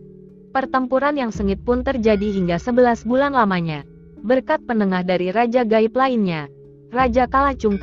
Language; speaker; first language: Indonesian; native; Indonesian